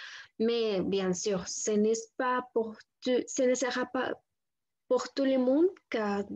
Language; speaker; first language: French; non-native, learner; Spanish